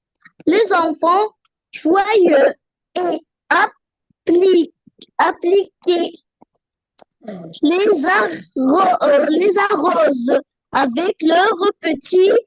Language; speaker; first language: French; non-native, learner; Arabic